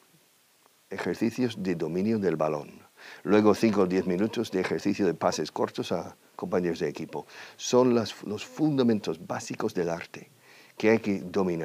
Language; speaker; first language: Spanish; non-native, fluent; English